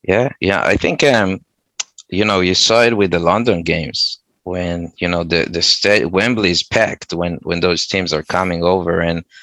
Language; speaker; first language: English; non-native, fluent; Hebrew